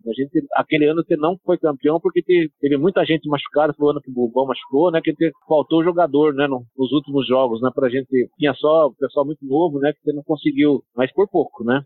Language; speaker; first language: Portuguese; early bilingual, other home language; Italian